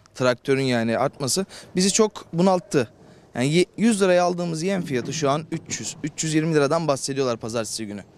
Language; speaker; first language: Turkish; native; Turkish